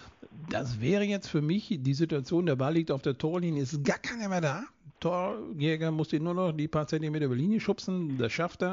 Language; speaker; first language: German; native; German